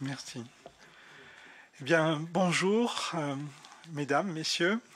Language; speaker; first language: French; native; French